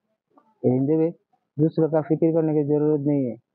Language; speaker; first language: Hindi; non-native, learner; Bangla